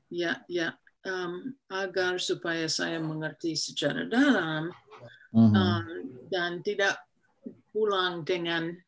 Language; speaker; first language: Indonesian; non-native, fluent; English